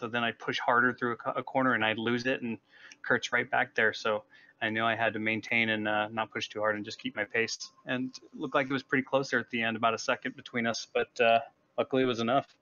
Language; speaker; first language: English; native; English